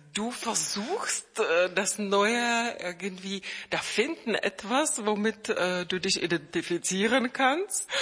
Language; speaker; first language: German; non-native, fluent; Czech